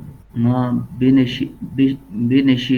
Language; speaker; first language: Persian; non-native, learner; Urdu